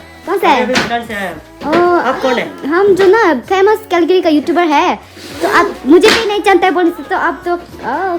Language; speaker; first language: Hindi; non-native, local second language; Tibetan